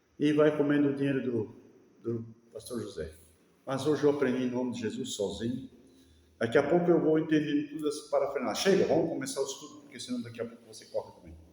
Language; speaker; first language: Portuguese; native; Portuguese